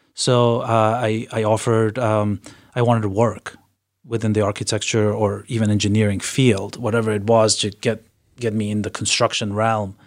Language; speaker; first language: English; early bilingual, other home language; Persian